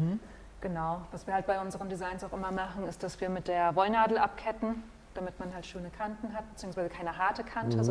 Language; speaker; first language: German; native; German